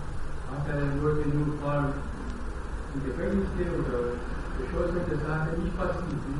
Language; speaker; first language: German; non-native, learner; Persian